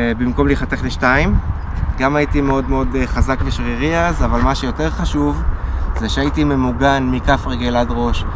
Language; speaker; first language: Hebrew; early bilingual, other home language; Russian